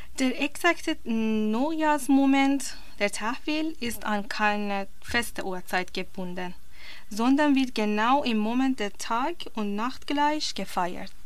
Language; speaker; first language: German; non-native, learner; Persian